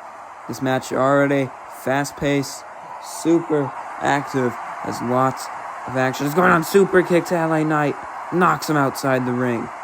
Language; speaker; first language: English; native; English